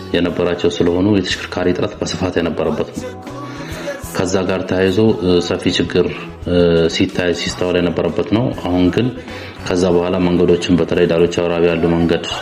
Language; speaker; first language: Amharic; non-native, local second language; Sebat Bet Gurage